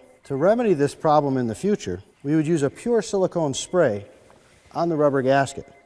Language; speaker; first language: English; native; English